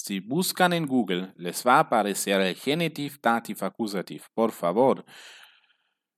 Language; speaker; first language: Spanish; non-native, fluent; German